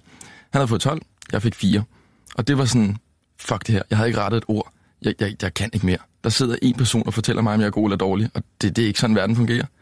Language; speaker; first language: Danish; native; Danish